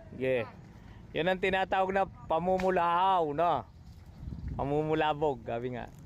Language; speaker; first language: Filipino; non-native, local second language; Pampanga